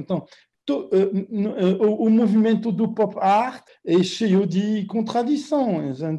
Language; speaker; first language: Portuguese; non-native, fluent; French